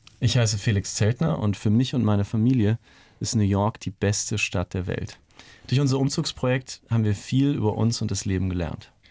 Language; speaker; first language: German; native; German